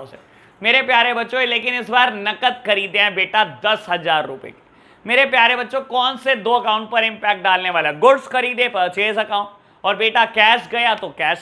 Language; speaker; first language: Hindi; native; Hindi